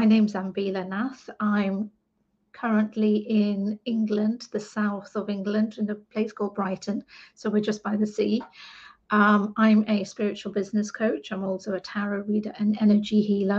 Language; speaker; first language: English; native; English